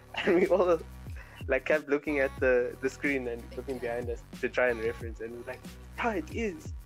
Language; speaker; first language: English; native; English